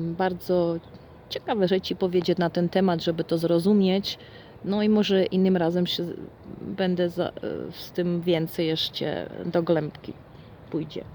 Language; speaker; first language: Polish; non-native, fluent; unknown